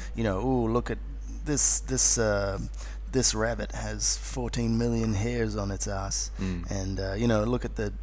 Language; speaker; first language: English; native; English